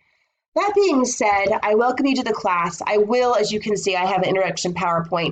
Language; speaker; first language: English; native; English